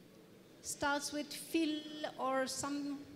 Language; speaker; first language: English; non-native, fluent; French